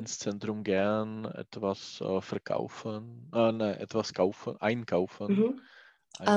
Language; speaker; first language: German; non-native, learner; Czech